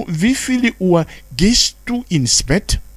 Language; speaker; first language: German; non-native, fluent; Rundi